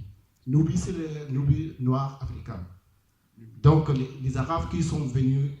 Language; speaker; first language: French; non-native, learner; Arabic